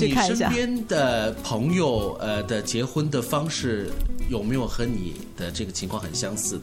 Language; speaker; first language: Chinese; native; Chinese